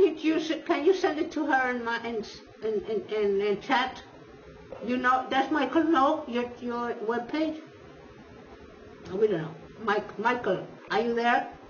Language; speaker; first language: English; non-native, fluent; Spanish